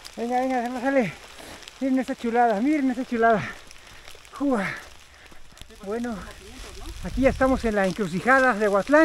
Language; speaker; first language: Spanish; native; Spanish